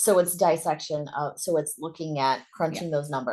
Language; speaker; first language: English; native; English